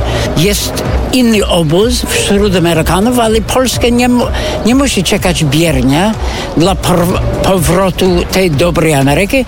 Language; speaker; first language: Polish; non-native, fluent; English